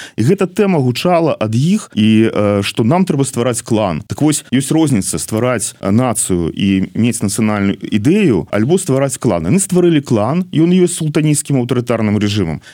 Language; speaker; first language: Belarusian; non-native, local second language; Russian